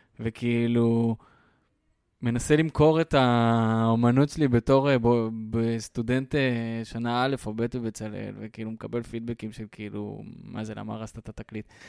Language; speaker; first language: Hebrew; native; Hebrew